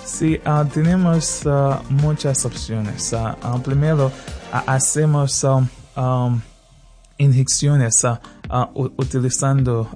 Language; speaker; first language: Spanish; non-native, fluent; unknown